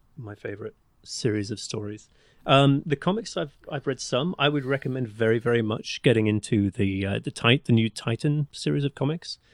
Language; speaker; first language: English; native; English